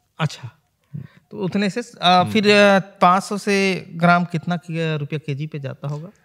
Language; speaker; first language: Hindi; native; Hindi